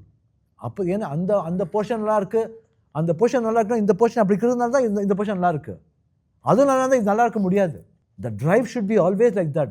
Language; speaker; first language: Tamil; non-native, local second language; Kannada